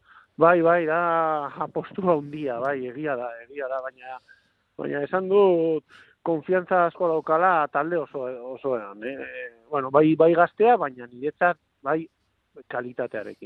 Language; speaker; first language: Basque; non-native, local second language; Spanish